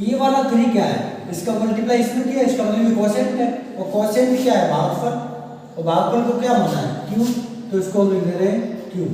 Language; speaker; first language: Hindi; native; Hindi